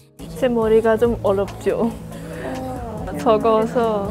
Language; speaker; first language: Korean; non-native, learner; Cantonese